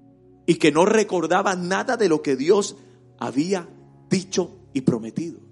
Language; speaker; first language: Spanish; native; Spanish